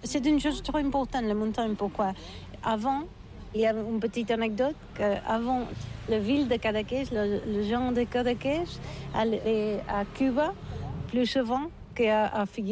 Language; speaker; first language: French; non-native, learner; Catalan